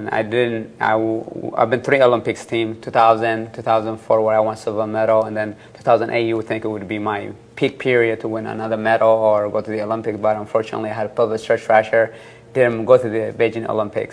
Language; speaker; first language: English; early bilingual, other home language; Tigrinya